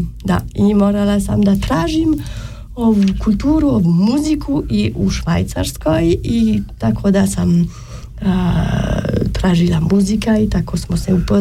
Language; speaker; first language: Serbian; non-native, learner; French